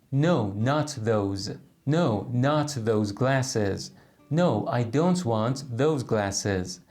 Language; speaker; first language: English; non-native, fluent; Persian